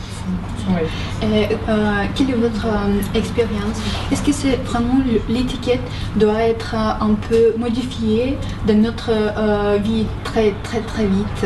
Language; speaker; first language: French; non-native, learner; Russian